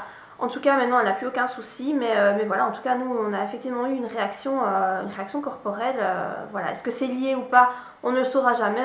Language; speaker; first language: French; native; French